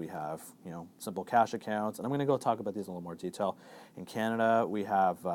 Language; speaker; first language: English; native; English